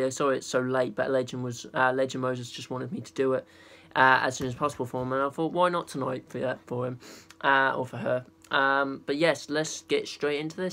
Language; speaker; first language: English; native; English